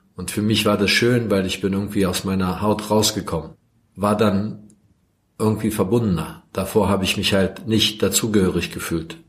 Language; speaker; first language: German; early bilingual, other home language; Croatian